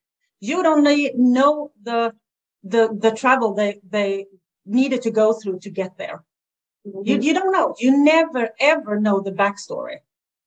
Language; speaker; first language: English; non-native, fluent; Swedish